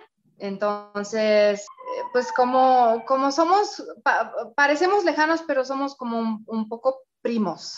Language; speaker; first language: Spanish; non-native, fluent; Romanian